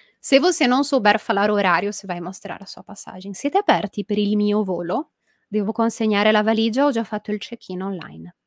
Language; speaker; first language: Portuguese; non-native, fluent; Italian